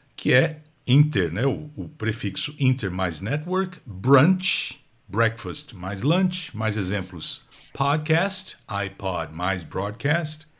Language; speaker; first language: Portuguese; native; Portuguese